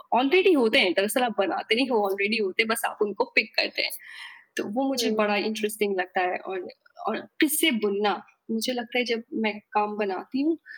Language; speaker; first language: Hindi; native; Hindi